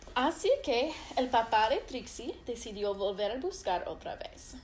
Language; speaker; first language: Spanish; non-native, fluent; English